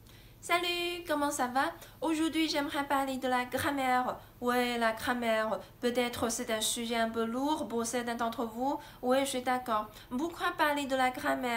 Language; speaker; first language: French; non-native, fluent; Chinese